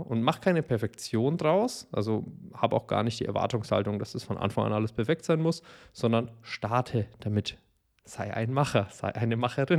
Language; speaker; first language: German; native; German